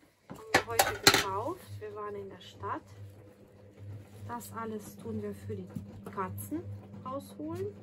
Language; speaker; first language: German; non-native, learner; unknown